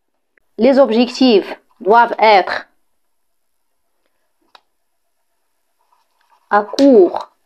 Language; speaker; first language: French; non-native, local second language; Arabic